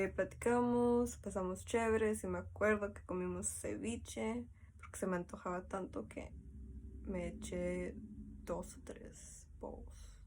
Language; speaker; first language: Spanish; early bilingual, heritage; Spanish